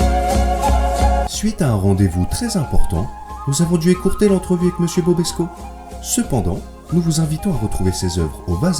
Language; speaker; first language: French; native; French